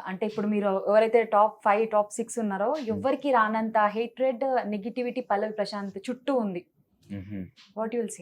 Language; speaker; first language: Telugu; native; Telugu